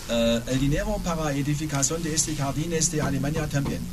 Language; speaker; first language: Spanish; non-native, learner; German